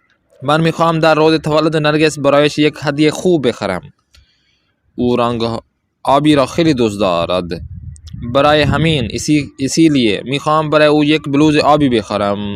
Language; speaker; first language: Persian; non-native, fluent; Urdu